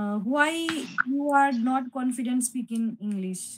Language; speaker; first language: English; non-native, learner; Bangla